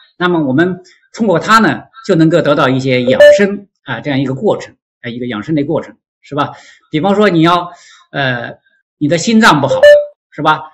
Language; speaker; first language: Chinese; native; Chinese